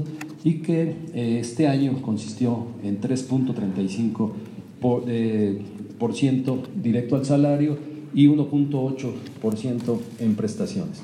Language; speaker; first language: Spanish; native; Spanish